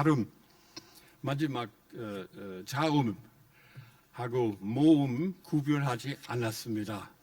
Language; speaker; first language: Korean; non-native, fluent; German